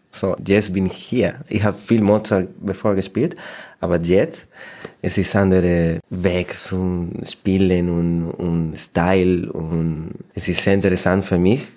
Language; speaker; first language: German; non-native, learner; Spanish